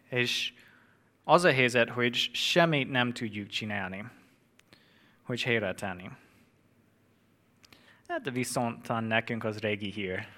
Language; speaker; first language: Hungarian; non-native, fluent; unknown